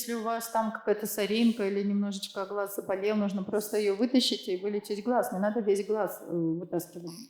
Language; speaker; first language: Russian; native; Russian